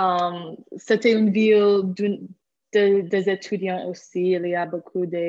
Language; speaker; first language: French; non-native, fluent; English